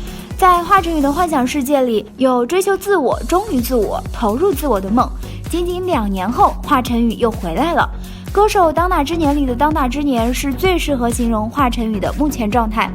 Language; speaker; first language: Chinese; native; Chinese